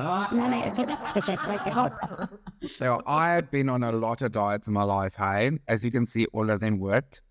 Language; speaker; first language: English; non-native, local second language; Afrikaans